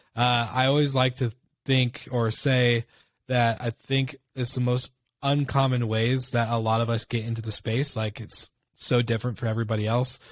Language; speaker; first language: English; native; English